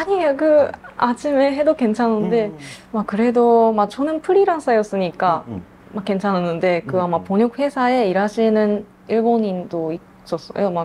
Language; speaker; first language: Korean; non-native, fluent; Japanese